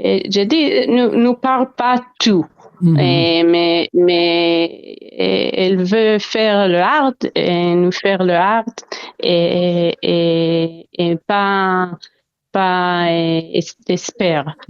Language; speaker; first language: French; non-native, learner; Hebrew